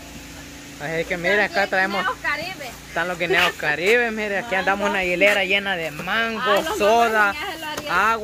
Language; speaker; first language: Spanish; native; Spanish